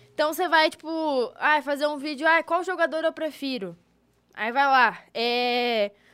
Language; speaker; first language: Portuguese; native; Portuguese